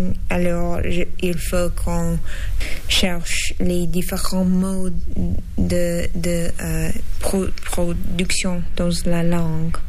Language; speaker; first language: French; non-native, learner; English